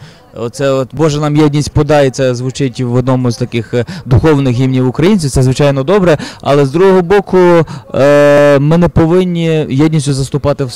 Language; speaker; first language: Ukrainian; native; Ukrainian